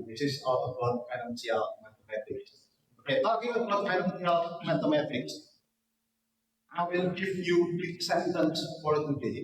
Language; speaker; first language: English; non-native, learner; Indonesian